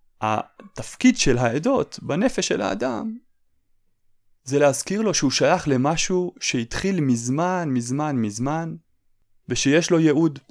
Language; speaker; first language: Hebrew; native; Hebrew